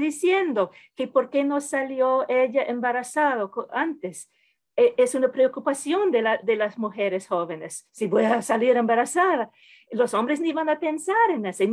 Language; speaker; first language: Spanish; non-native, fluent; English